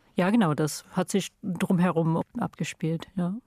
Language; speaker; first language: German; non-native, fluent; English